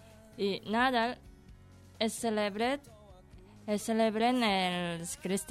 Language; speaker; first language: Catalan; non-native, learner; Indonesian